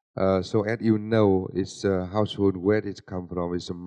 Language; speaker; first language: English; non-native, learner; Vietnamese